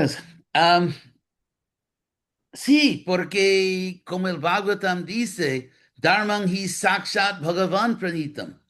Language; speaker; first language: Spanish; non-native, fluent; English